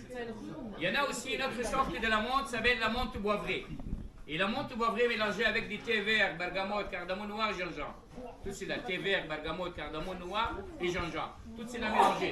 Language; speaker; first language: French; non-native, learner; Arabic